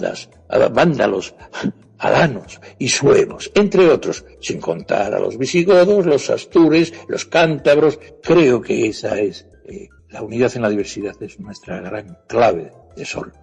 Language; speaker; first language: Spanish; native; Spanish